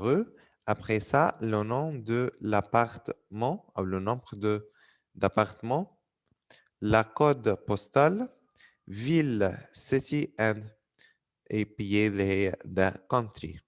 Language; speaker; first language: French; non-native, fluent; Arabic